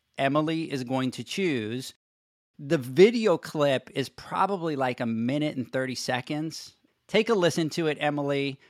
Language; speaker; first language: English; non-native, local second language; Spanish